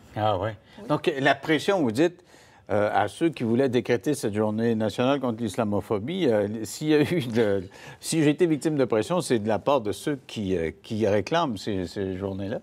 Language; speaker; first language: French; native; French